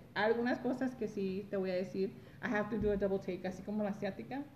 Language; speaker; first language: Spanish; early bilingual, heritage; Spanish